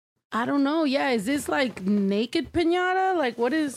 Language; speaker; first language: English; early bilingual, other home language; Spanish